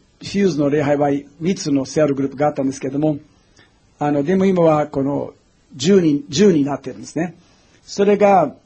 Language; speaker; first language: Japanese; non-native, fluent; English